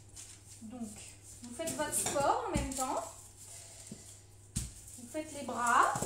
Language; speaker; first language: French; native; French